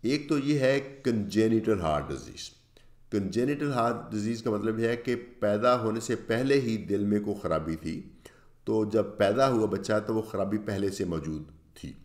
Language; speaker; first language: Urdu; native; Urdu